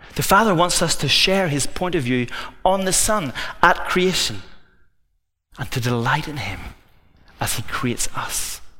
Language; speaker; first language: English; native; English